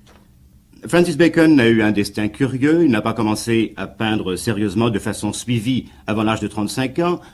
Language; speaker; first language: French; native; French